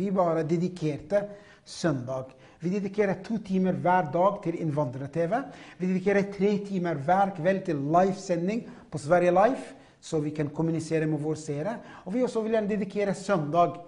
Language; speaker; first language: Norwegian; non-native, fluent; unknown